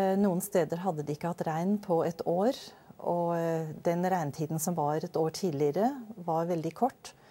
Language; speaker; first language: Norwegian; early bilingual, other home language; Danish